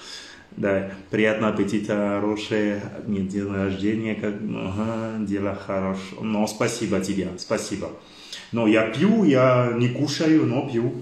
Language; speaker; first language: Russian; non-native, learner; French